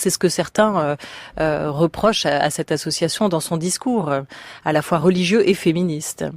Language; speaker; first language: French; native; French